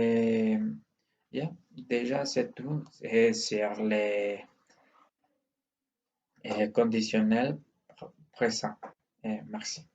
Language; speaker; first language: French; non-native, learner; Spanish